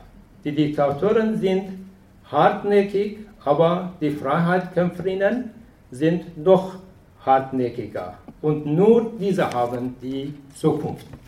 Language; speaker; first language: German; non-native, fluent; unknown